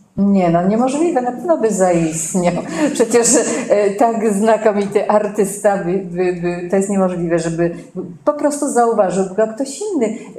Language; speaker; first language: Polish; native; Polish